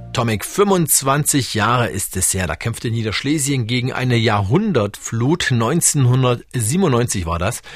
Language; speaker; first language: German; native; German